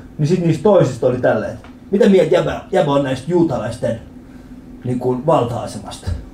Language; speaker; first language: Finnish; early bilingual, other home language; Persian